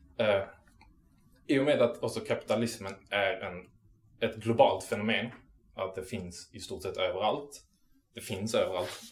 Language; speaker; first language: Swedish; native; Swedish